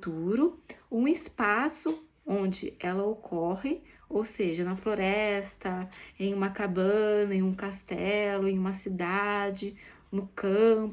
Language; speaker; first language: Portuguese; native; Portuguese